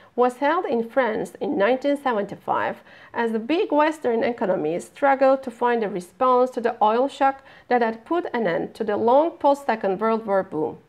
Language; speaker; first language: English; non-native, fluent; Turkish